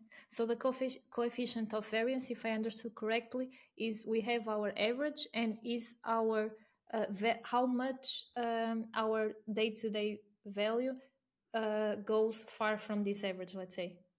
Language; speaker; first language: English; non-native, fluent; Portuguese